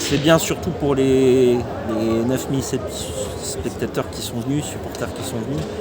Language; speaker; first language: French; native; French